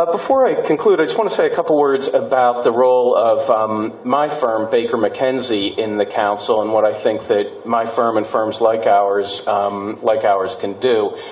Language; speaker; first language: English; native; English